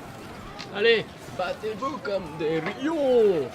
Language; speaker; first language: French; native; French